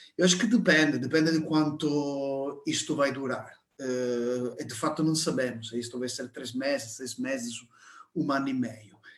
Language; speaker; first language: Portuguese; non-native, fluent; Italian